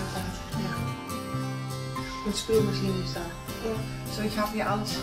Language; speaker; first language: German; non-native, learner; Dutch